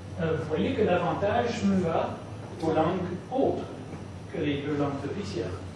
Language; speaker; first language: French; non-native, local second language; English